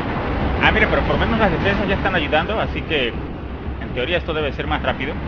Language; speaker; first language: Spanish; native; Spanish